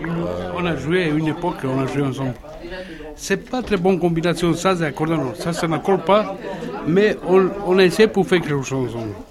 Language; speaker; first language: French; non-native, learner; Romany